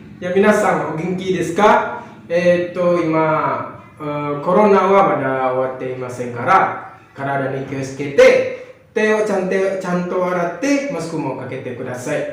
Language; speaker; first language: Japanese; non-native, learner; Indonesian